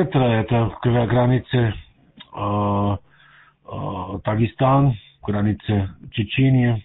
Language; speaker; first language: Russian; non-native, learner; German